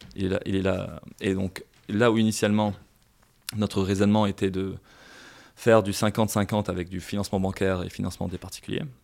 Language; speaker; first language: French; non-native, local second language; Arabic